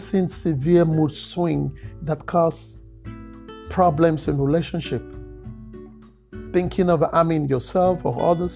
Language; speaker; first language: English; non-native, local second language; Yoruba